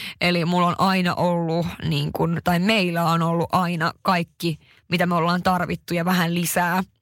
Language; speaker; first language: Finnish; early bilingual, heritage; Finnish